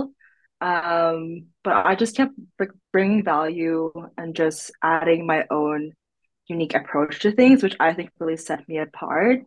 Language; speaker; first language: English; non-native, local second language; Filipino